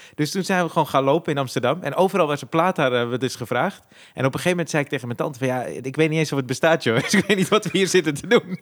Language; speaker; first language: Dutch; native; Dutch